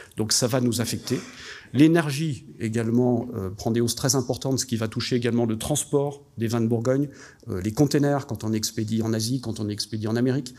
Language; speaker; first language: French; native; French